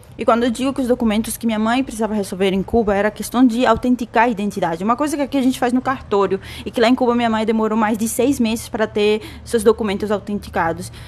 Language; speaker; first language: Portuguese; non-native, fluent; Spanish